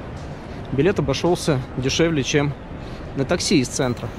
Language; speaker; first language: Russian; native; Russian